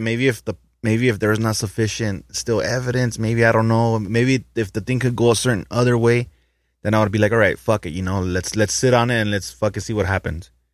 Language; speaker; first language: English; early bilingual, other home language; Spanish